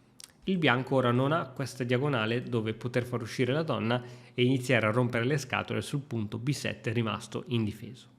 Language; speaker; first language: Italian; native; Italian